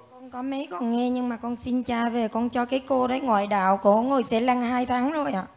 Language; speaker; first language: Vietnamese; native; Vietnamese